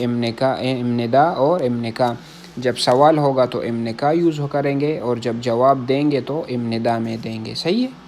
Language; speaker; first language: Urdu; non-native, local second language; Punjabi